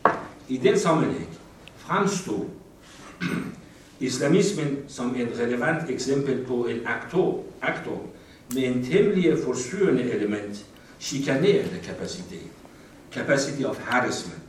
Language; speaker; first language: Danish; non-native, fluent; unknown